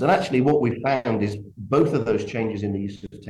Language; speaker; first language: English; native; English